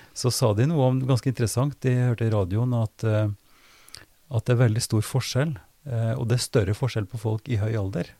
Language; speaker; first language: Norwegian; native; Norwegian